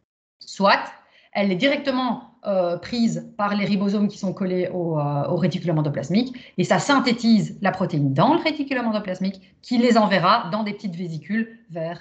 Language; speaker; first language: French; native; French